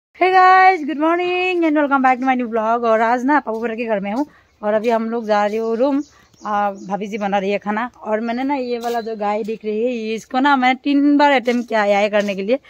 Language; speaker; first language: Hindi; non-native, local second language; Assamese